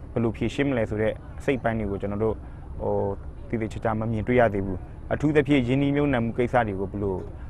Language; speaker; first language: Burmese; non-native, local second language; Karen languages